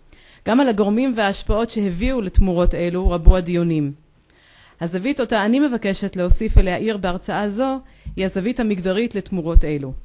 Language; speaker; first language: Hebrew; native; Hebrew